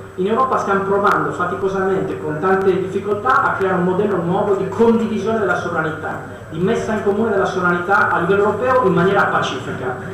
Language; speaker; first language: Italian; native; Italian